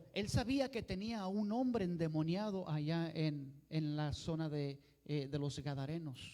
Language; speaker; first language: Spanish; native; Spanish